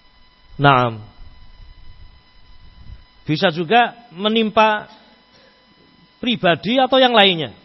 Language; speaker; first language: Indonesian; non-native, local second language; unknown